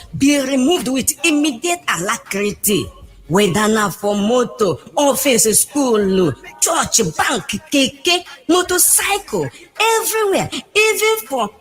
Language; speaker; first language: Nigerian Pidgin; non-native, local second language; Igbo